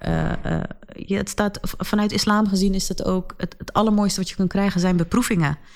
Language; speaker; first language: Dutch; early bilingual, other home language; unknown